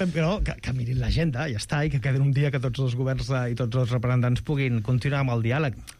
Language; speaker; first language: Catalan; non-native, local second language; Spanish